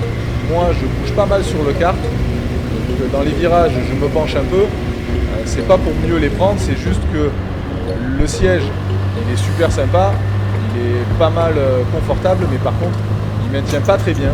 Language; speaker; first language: French; native; French